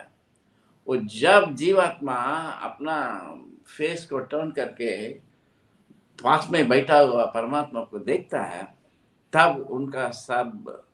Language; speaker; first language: Hindi; non-native, local second language; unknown